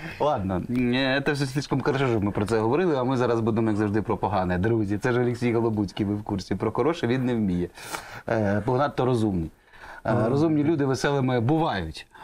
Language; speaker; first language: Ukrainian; native; Ukrainian